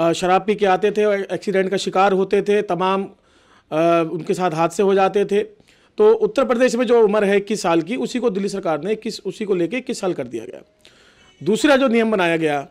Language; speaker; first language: Hindi; native; Hindi